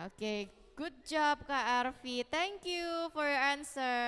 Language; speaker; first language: English; non-native, learner; Indonesian